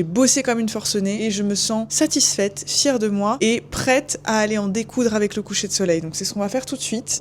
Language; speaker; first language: French; native; French